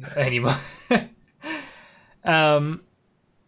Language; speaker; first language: English; native; English